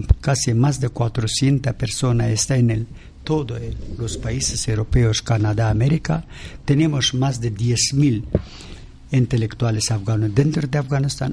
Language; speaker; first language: Spanish; non-native, learner; Persian